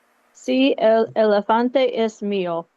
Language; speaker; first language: Spanish; non-native, learner; English